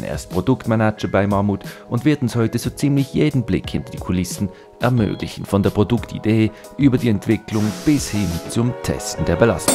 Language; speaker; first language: German; native; German